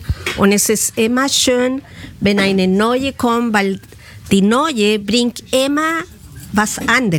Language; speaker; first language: German; non-native, fluent; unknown